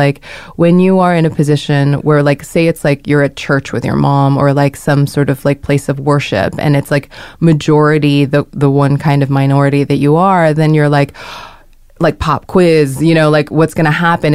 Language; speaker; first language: English; non-native, local second language; Korean